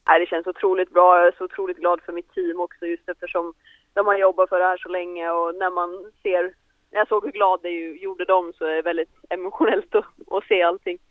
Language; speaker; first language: Swedish; native; Swedish